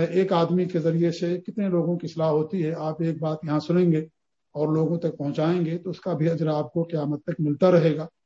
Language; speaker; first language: Urdu; native; Urdu